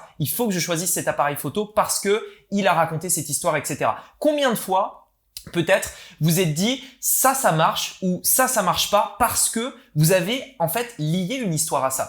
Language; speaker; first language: French; native; French